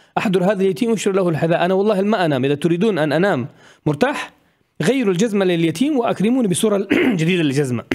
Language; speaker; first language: Arabic; non-native, fluent; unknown